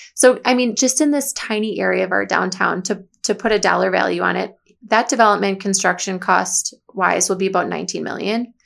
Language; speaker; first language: English; native; English